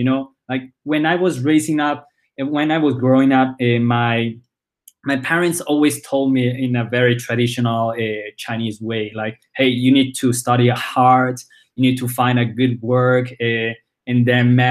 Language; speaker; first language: English; early bilingual, other home language; Spanish